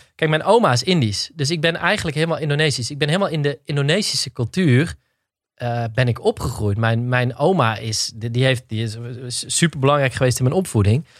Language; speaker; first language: Dutch; native; Dutch